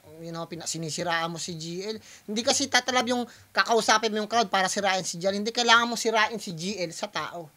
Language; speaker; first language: Filipino; non-native, local second language; Waray